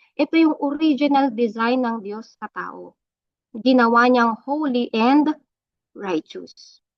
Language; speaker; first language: Filipino; non-native, local second language; Iloko